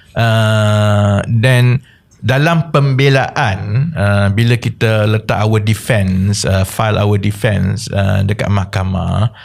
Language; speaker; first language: English; non-native, local second language; Malay